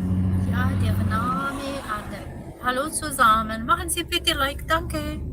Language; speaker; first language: German; non-native, learner; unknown